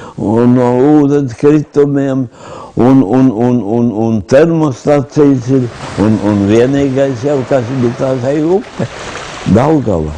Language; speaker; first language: Latvian; native; Latvian